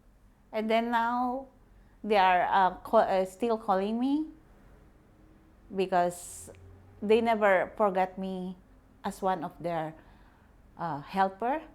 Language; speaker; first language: English; non-native, local second language; Filipino